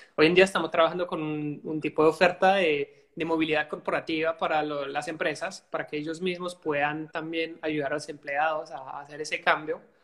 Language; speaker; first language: Spanish; non-native, fluent; French